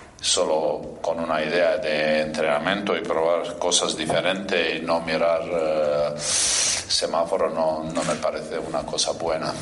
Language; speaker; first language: Spanish; non-native, fluent; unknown